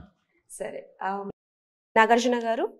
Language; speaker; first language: Telugu; native; Telugu